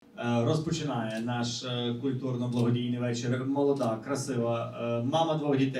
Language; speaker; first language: Ukrainian; native; Ukrainian